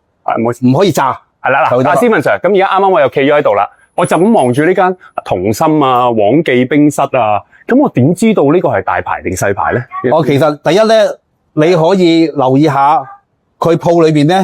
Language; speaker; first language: Cantonese; native; Cantonese